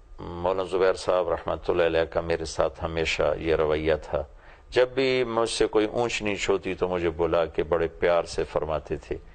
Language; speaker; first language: Urdu; non-native, local second language; Punjabi